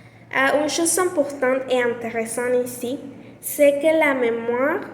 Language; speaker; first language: French; non-native, learner; Spanish